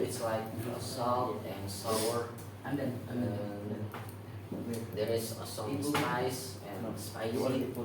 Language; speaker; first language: English; non-native, learner; Indonesian